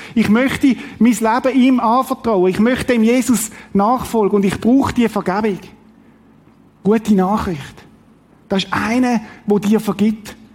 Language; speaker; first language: German; native; German